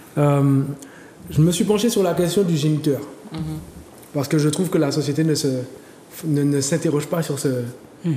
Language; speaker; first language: French; native; French